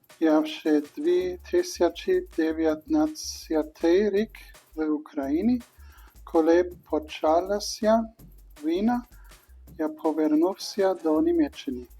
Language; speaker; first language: Ukrainian; non-native, learner; German